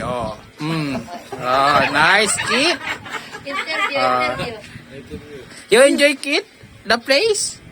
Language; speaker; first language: English; non-native, learner; Filipino